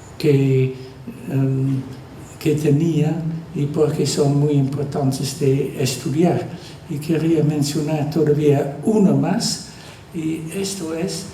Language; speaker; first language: Spanish; non-native, fluent; Dutch